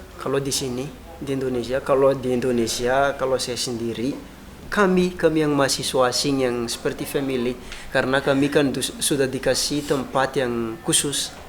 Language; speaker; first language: Indonesian; non-native, fluent; Malagasy